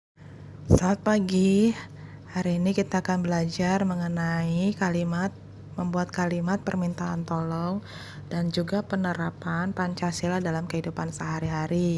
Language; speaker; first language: Indonesian; native; Indonesian